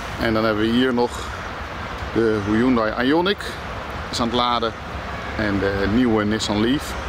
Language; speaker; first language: Dutch; native; Dutch